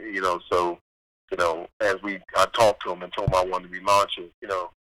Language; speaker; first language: English; native; English